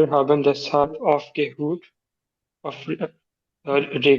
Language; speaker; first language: German; non-native, learner; Urdu